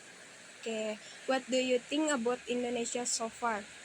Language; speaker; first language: English; non-native, learner; Indonesian